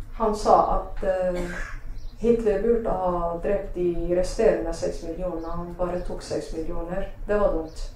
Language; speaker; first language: Norwegian; non-native, fluent; Arabic